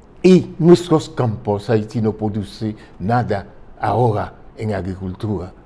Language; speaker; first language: Spanish; non-native, fluent; French